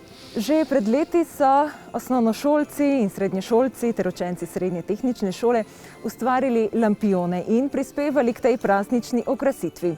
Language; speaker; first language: Slovenian; native; Slovenian